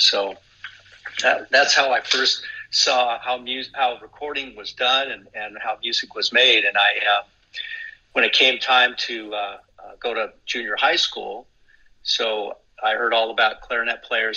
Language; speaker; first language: English; native; English